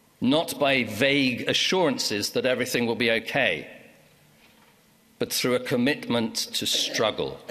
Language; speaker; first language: English; native; English